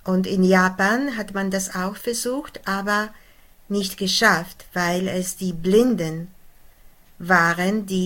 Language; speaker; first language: German; non-native, fluent; Polish